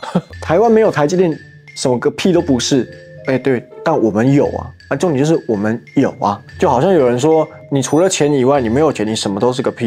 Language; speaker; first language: Chinese; native; Chinese